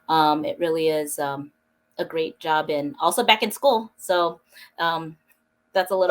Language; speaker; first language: English; native; English